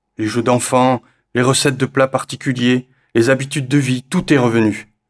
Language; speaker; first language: French; native; French